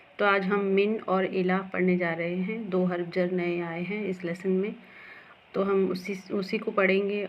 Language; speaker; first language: Hindi; native; Hindi